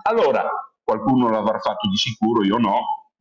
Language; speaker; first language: Italian; native; Italian